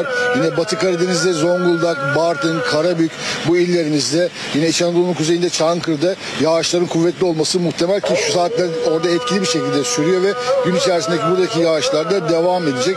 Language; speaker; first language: Turkish; native; Turkish